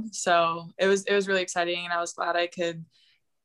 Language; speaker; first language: English; native; English